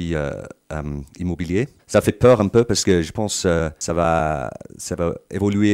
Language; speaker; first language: French; non-native, fluent; English